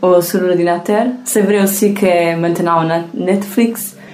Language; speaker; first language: French; non-native, fluent; Italian